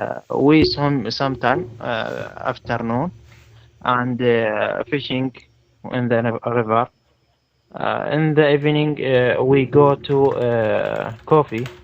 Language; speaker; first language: English; non-native, learner; Arabic